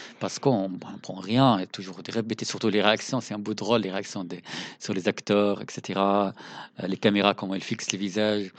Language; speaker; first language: French; non-native, fluent; Arabic